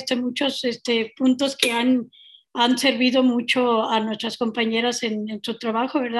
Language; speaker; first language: Spanish; native; Spanish